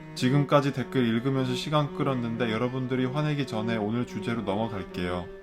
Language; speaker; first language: Korean; non-native, fluent; Finnish